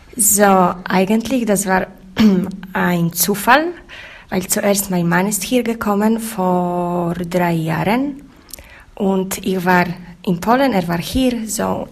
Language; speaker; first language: German; non-native, learner; Polish